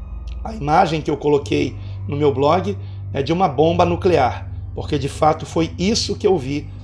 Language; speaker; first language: Portuguese; native; Portuguese